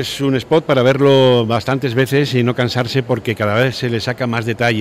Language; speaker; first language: Spanish; native; Spanish